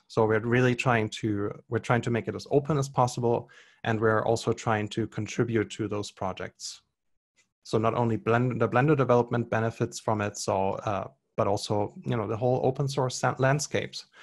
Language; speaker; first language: English; non-native, fluent; German